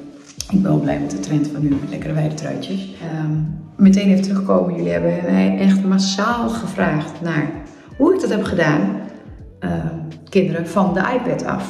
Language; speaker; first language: Dutch; native; Dutch